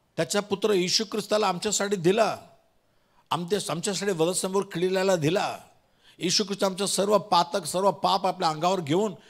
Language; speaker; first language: Marathi; non-native, local second language; Tamil